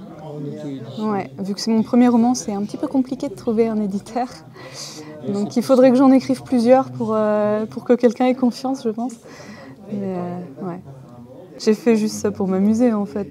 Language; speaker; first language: French; native; French